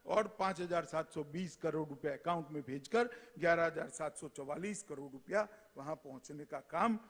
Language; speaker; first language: Hindi; non-native, local second language; Gujarati